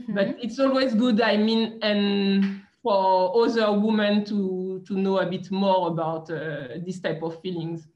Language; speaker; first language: English; non-native, fluent; French